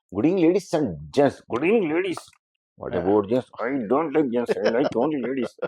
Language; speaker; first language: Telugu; non-native, local second language; Lambadi